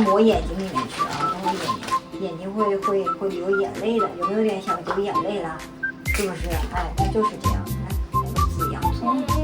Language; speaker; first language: Chinese; native; Chinese